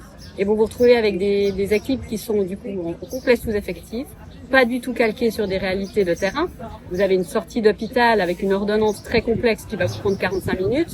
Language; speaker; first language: French; native; French